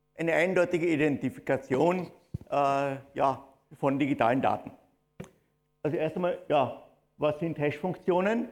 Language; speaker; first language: German; native; German